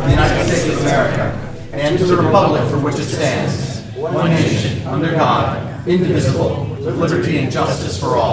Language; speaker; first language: English; native; English